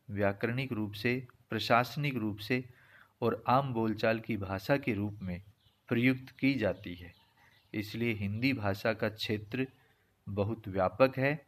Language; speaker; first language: Hindi; native; Hindi